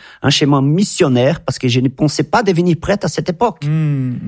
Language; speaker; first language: French; non-native, fluent; Italian